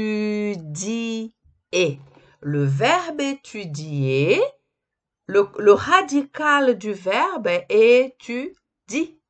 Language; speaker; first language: French; non-native, fluent; Portuguese